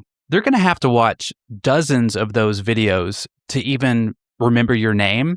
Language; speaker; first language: English; native; English